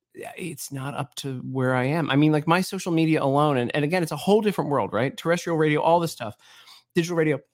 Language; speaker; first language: English; native; English